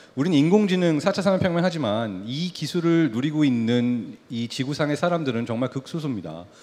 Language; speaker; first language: Korean; early bilingual, heritage; Korean